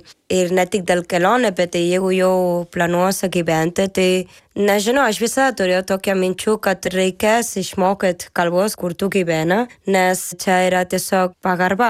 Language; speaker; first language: Lithuanian; non-native, learner; Spanish